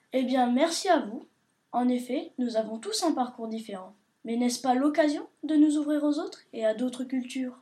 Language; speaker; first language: French; native; French